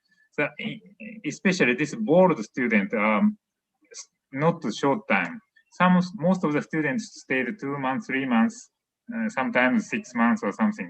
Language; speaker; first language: English; non-native, fluent; Japanese